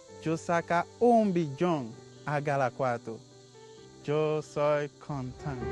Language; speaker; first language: Spanish; non-native, learner; Haitian Creole